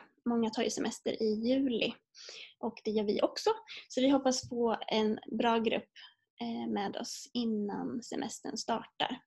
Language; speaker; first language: Swedish; native; Swedish